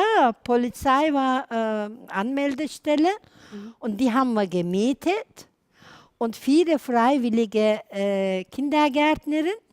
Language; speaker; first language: German; non-native, learner; Turkish